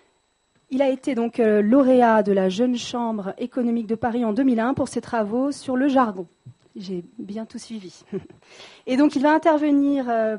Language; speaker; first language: French; native; French